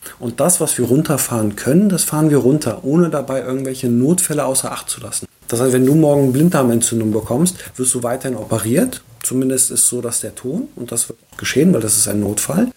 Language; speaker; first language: German; early bilingual, other home language; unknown